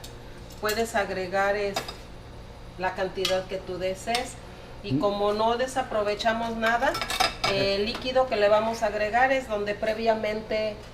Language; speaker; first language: Spanish; native; Spanish